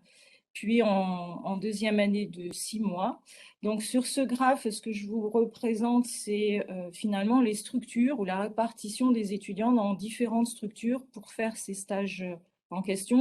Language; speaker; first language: French; native; French